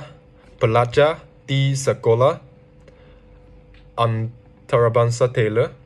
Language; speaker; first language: Indonesian; non-native, learner; Chinese